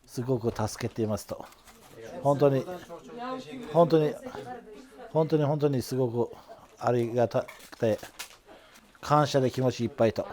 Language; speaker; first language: Japanese; non-native, fluent; Kurdish